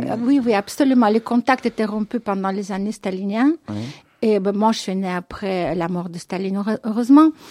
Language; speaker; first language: French; non-native, fluent; Russian